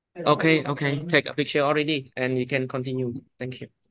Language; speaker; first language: English; non-native, learner; Khmer